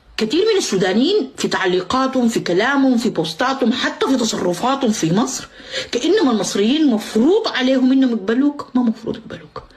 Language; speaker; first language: Arabic; native; Arabic